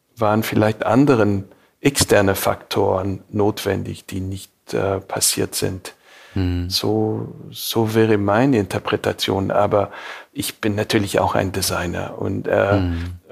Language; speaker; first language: German; non-native, fluent; English